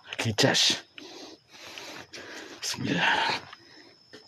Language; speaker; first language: English; non-native, local second language; Malay